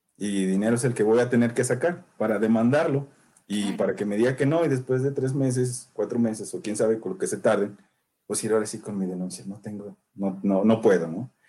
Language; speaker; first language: Spanish; native; Spanish